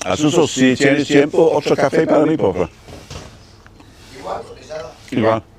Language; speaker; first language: Spanish; non-native, learner; English